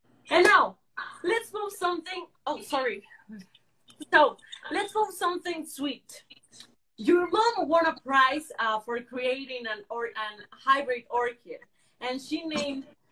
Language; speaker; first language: English; non-native, fluent; Spanish